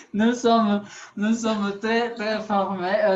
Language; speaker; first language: French; non-native, learner; Portuguese